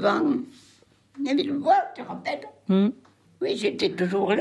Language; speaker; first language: French; native; French